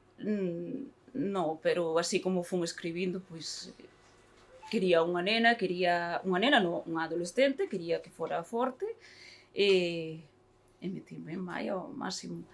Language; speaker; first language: Galician; native; Galician